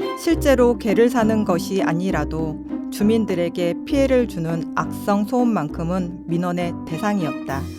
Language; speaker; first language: Korean; native; Korean